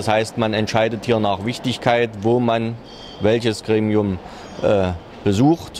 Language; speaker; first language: German; native; German